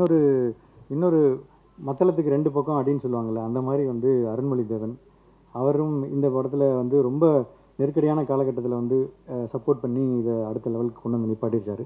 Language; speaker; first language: Tamil; native; Tamil